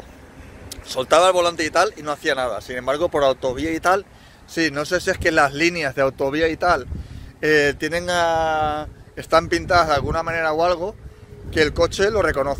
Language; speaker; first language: Spanish; native; Spanish